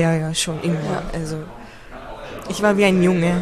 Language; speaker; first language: German; early bilingual, other home language; Turkish